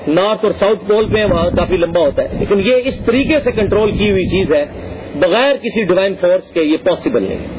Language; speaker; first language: Urdu; non-native, local second language; Punjabi